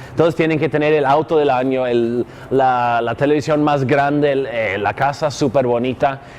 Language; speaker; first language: Spanish; non-native, fluent; English